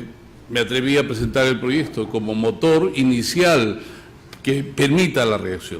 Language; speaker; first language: Spanish; native; Spanish